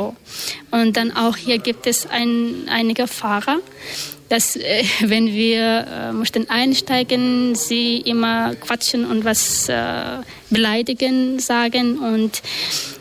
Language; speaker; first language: German; non-native, learner; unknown